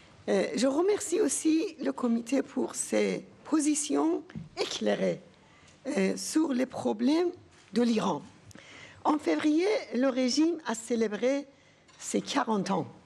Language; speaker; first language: French; non-native, fluent; Persian